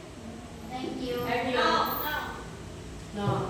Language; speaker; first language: English; non-native, learner; Indonesian